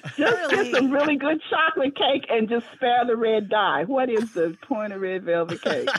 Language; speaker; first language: English; native; English